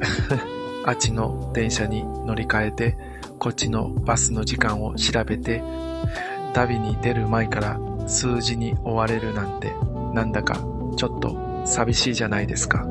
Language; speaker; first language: Japanese; native; Japanese